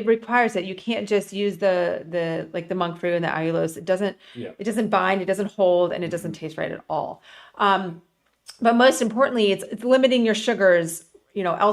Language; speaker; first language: English; native; English